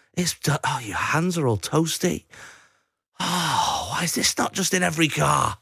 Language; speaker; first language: English; native; English